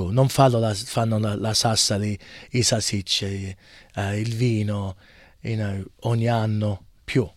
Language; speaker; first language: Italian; early bilingual, heritage; English